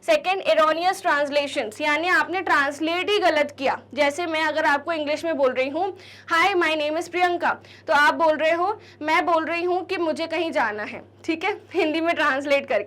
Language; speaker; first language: Hindi; native; Hindi